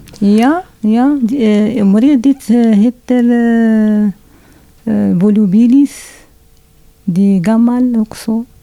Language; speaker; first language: Swedish; non-native, learner; Arabic